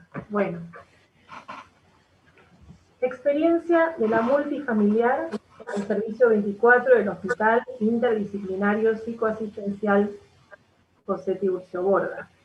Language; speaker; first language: Spanish; native; Spanish